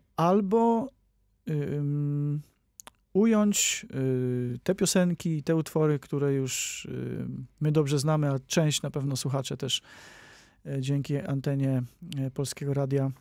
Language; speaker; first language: Polish; native; Polish